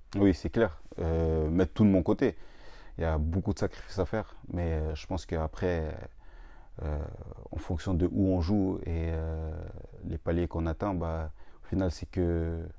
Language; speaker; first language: French; native; French